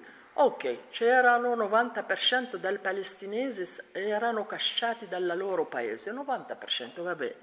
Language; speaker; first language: Italian; non-native, learner; Arabic